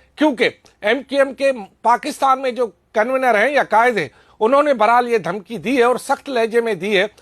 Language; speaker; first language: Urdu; non-native, local second language; Sindhi